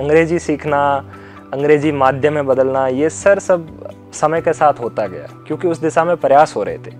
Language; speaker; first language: Hindi; native; Hindi